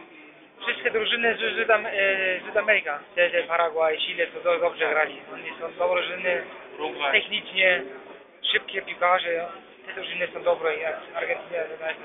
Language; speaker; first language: Polish; early bilingual, heritage; Polish